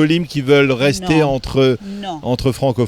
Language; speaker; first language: French; native; French